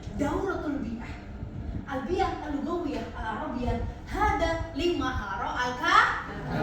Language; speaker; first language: Arabic; non-native, learner; Indonesian